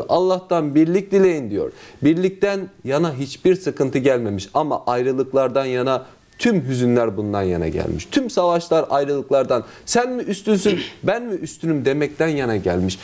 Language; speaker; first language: Turkish; native; Turkish